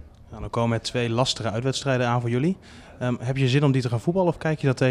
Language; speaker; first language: Dutch; native; Dutch